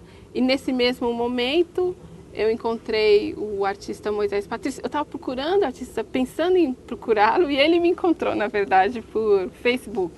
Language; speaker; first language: Portuguese; native; Portuguese